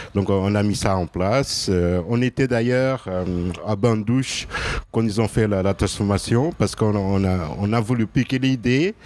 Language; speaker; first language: French; non-native, fluent; Portuguese